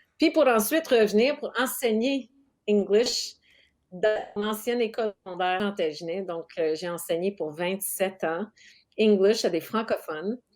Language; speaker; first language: French; non-native, local second language; English